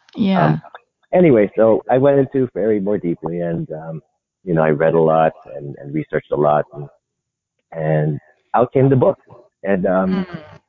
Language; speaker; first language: English; non-native, local second language; Filipino